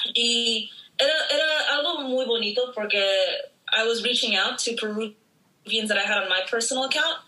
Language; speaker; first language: English; early bilingual, other home language; Spanish